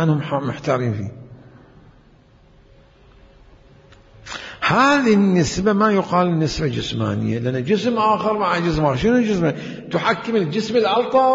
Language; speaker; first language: Arabic; native; Arabic